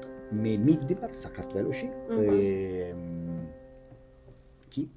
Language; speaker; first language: Georgian; non-native, learner; Italian